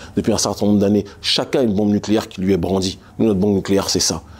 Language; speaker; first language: French; native; French